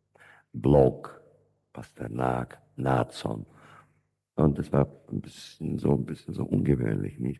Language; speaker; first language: German; non-native, fluent; Russian